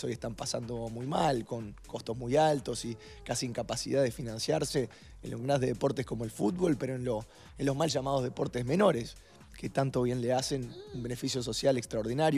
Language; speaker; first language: Spanish; native; Spanish